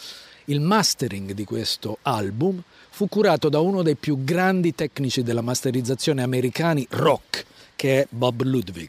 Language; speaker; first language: Italian; native; Italian